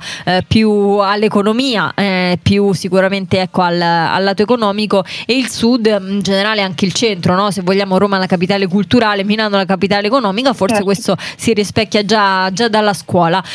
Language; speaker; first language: Italian; native; Italian